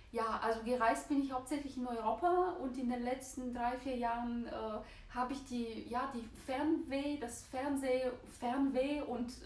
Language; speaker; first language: German; non-native, fluent; Bulgarian